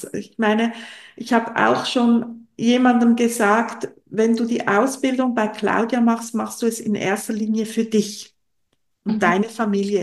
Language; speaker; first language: German; non-native, local second language; French